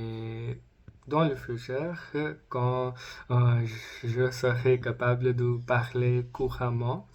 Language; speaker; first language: French; non-native, learner; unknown